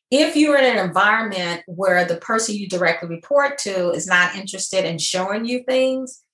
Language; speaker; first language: English; native; English